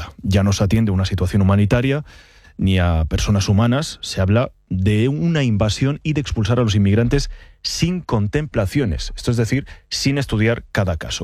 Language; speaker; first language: Spanish; native; Spanish